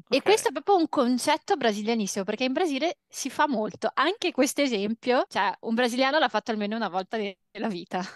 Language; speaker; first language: Italian; early bilingual, other home language; Portuguese